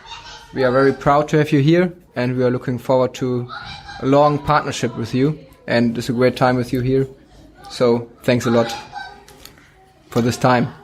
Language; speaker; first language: English; non-native, fluent; German